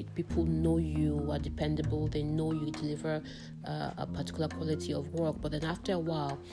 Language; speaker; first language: English; non-native, local second language; Yoruba